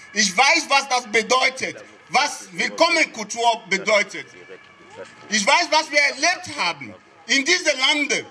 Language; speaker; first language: German; non-native, fluent; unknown